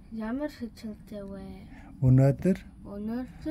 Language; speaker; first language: Mongolian; non-native, learner; Korean